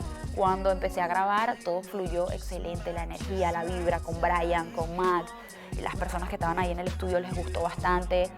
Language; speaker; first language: Spanish; native; Spanish